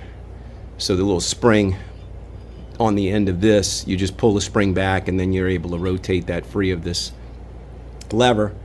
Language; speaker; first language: English; native; English